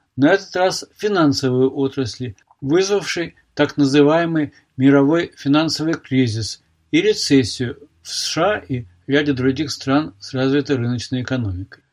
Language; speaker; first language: Russian; native; Russian